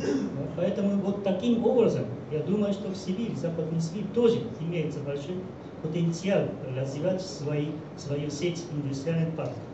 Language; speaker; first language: Russian; non-native, fluent; Japanese